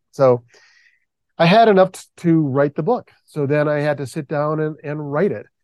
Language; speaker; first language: English; native; English